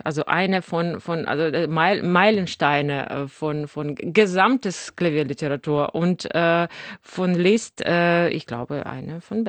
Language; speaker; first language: German; non-native, fluent; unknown